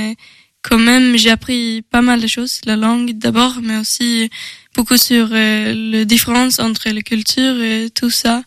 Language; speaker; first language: French; non-native, learner; Swedish